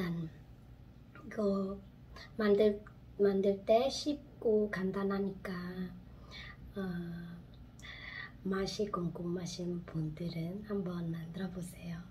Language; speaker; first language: Korean; non-native, fluent; Khmer